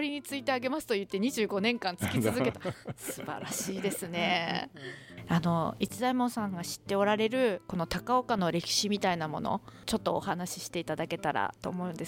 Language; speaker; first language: Japanese; native; Japanese